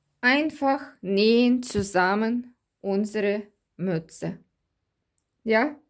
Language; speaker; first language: German; non-native, learner; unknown